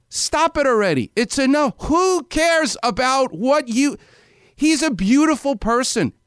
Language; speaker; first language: English; native; English